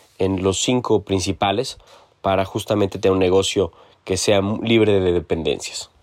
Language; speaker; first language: Spanish; native; Spanish